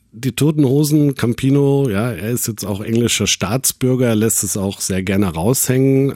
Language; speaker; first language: German; native; German